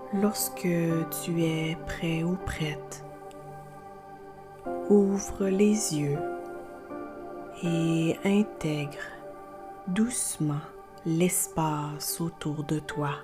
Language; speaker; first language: French; native; French